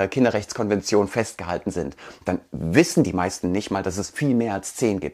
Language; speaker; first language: German; native; German